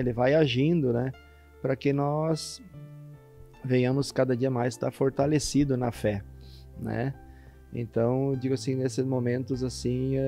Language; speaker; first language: Portuguese; native; Portuguese